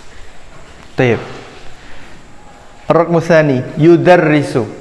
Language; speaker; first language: Arabic; non-native, fluent; Indonesian